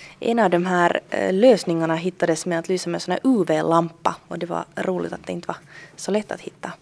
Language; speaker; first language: Swedish; native; Swedish